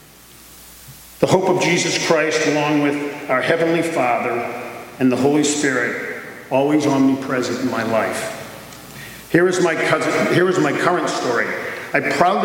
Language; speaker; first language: English; native; English